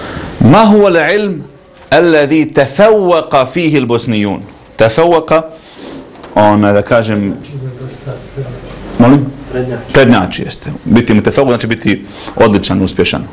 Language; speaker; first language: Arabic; non-native, fluent; Bosnian